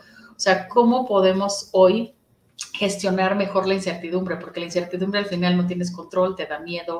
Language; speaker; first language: Spanish; native; Spanish